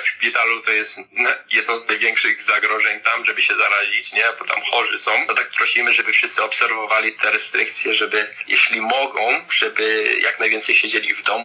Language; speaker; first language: Polish; early bilingual, heritage; Polish